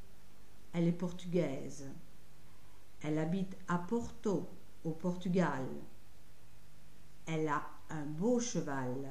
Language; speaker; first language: French; non-native, fluent; Italian